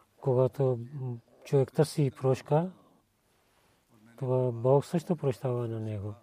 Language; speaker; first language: Bulgarian; non-native, learner; Urdu